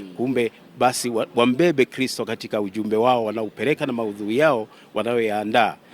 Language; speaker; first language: Swahili; native; Swahili